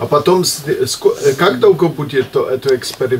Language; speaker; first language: Russian; non-native, learner; German